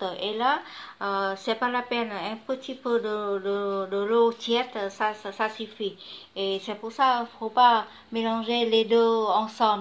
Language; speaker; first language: French; non-native, learner; Vietnamese